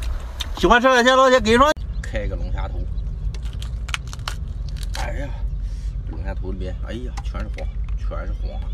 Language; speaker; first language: Chinese; native; Chinese